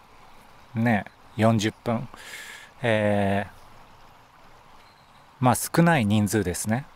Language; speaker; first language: Japanese; native; Japanese